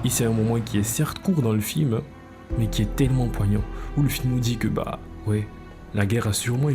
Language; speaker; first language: French; native; French